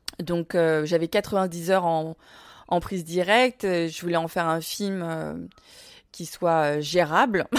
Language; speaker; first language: French; early bilingual, other home language; Vietnamese